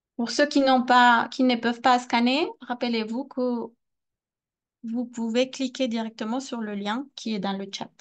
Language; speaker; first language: French; non-native, fluent; Spanish